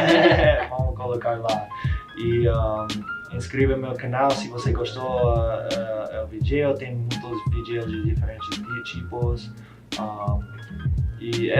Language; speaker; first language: Portuguese; non-native, learner; English